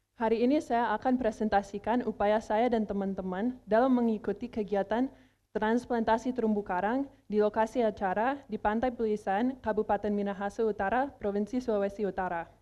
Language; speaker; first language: Indonesian; non-native, fluent; English